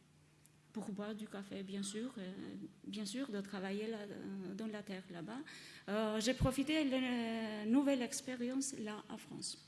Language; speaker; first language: French; non-native, learner; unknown